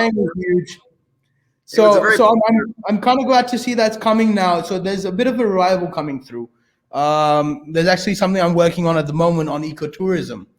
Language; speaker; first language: English; early bilingual, other home language; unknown